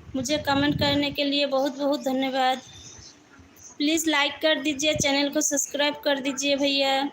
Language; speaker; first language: Hindi; non-native, local second language; Bangla